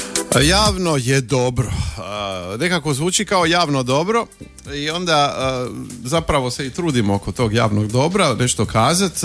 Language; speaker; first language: Croatian; native; Croatian